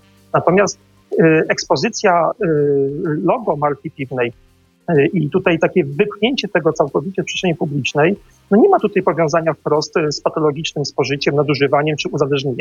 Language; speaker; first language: Polish; native; Polish